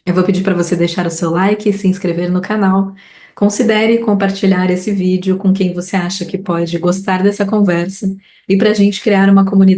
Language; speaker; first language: Portuguese; native; Portuguese